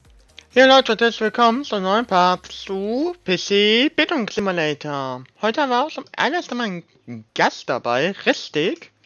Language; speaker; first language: German; native; German